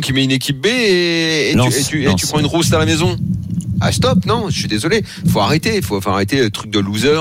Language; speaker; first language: French; native; French